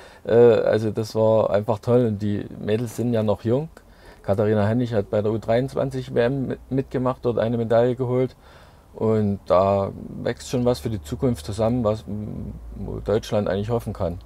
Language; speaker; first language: German; native; German